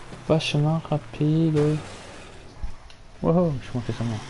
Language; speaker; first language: French; native; French